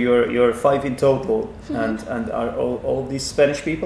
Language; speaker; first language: English; non-native, fluent; Czech